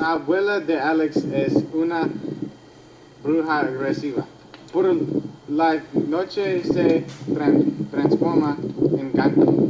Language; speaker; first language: Spanish; non-native, learner; English